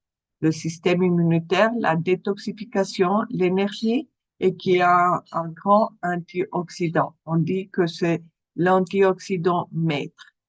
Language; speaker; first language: French; non-native, fluent; Spanish